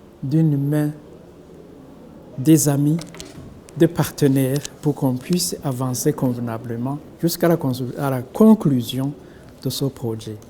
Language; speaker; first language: French; non-native, local second language; Rundi